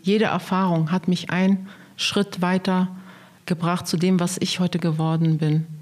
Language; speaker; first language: German; non-native, fluent; Arabic